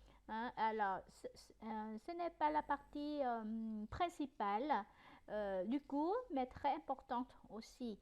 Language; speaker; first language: French; non-native, fluent; Vietnamese